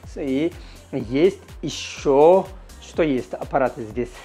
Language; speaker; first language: Russian; non-native, learner; Turkish